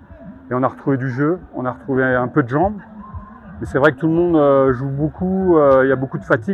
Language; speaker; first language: French; native; French